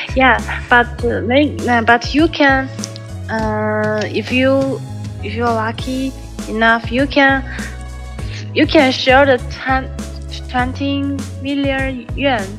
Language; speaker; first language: English; non-native, learner; Chinese